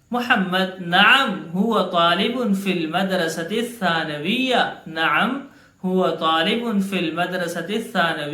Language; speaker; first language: Arabic; non-native, fluent; Urdu